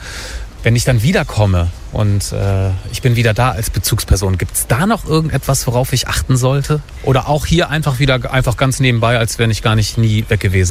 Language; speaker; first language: German; native; German